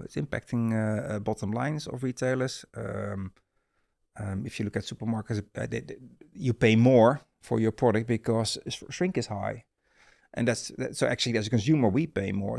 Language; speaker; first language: English; non-native, fluent; Dutch